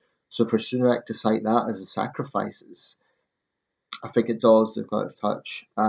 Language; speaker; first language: English; native; English